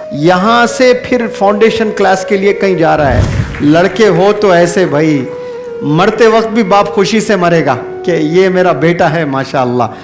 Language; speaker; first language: Urdu; native; Urdu